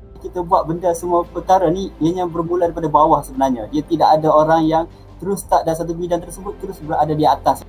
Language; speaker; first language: Malay; native; Malay